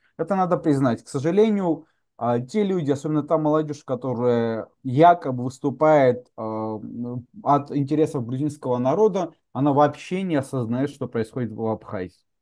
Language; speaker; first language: Russian; non-native, local second language; Georgian